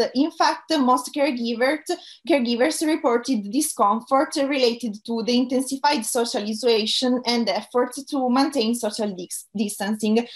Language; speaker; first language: English; non-native, fluent; Italian